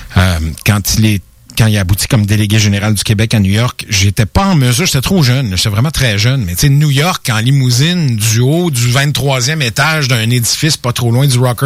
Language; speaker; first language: French; native; French